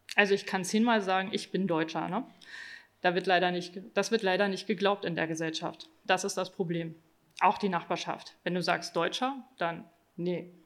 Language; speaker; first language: German; native; German